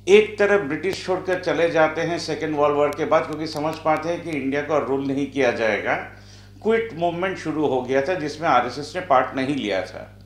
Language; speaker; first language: Hindi; non-native, local second language; Bangla